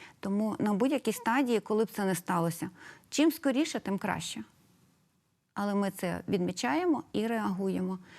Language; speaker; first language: Ukrainian; native; Ukrainian